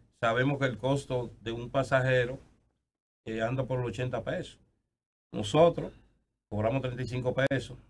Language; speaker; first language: Spanish; native; Spanish